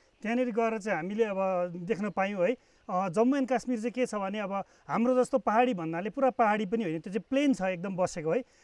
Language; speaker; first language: Nepali; native; Nepali